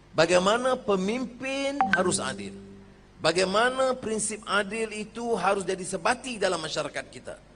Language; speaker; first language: Malay; native; Malay